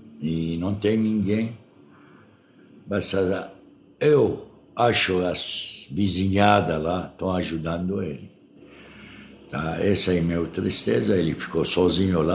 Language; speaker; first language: Portuguese; non-native, fluent; Arabic